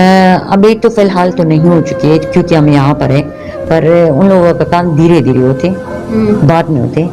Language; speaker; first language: Hindi; non-native, fluent; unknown